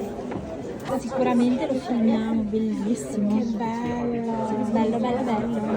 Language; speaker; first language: Italian; native; Italian